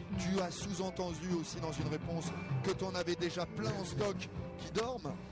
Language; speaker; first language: French; native; French